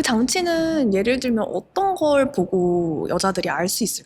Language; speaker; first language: Korean; native; Korean